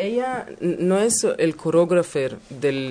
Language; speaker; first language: Spanish; non-native, learner; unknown